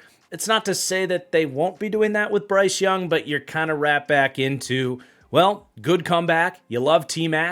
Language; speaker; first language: English; native; English